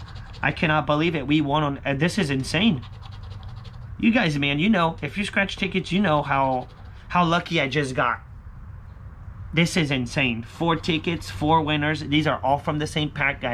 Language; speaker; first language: English; native; English